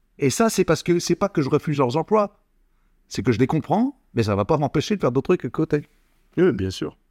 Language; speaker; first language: French; native; French